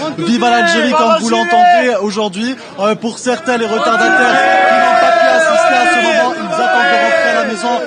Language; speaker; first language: French; non-native, local second language; Arabic